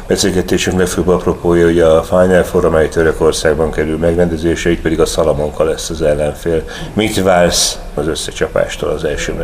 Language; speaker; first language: Hungarian; native; Hungarian